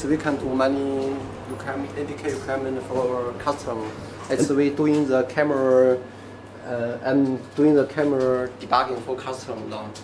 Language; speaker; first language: English; non-native, learner; Chinese